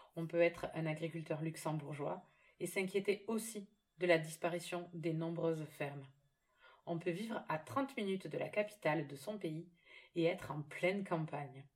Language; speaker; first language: French; native; French